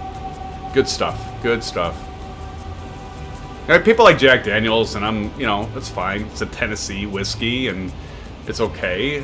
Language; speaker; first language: English; native; English